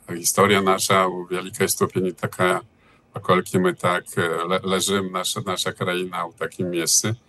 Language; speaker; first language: Belarusian; early bilingual, heritage; Belarusian